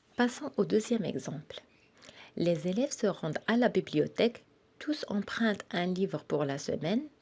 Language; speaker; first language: French; non-native, local second language; Arabic